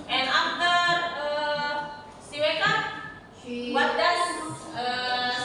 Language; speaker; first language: English; non-native, learner; Indonesian